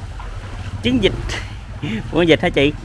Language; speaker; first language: Vietnamese; native; Vietnamese